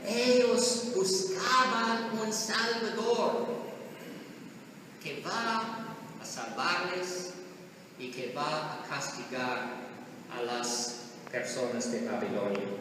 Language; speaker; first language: Spanish; non-native, learner; English